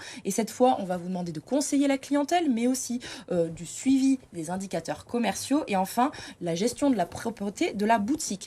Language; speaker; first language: French; native; French